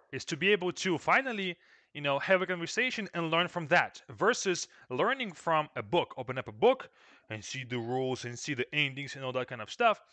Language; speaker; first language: English; non-native, fluent; Russian